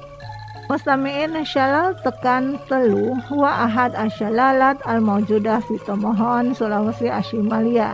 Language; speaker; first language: Arabic; non-native, learner; Indonesian